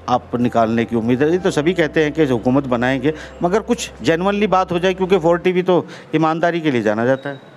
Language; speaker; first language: Hindi; native; Hindi